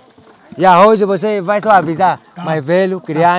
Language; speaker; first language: Portuguese; non-native, learner; Vietnamese